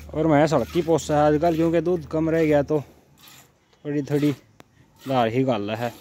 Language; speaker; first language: Hindi; native; Hindi